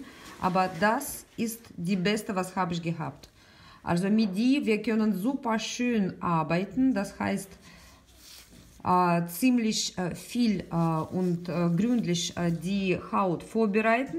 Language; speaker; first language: German; non-native, learner; Russian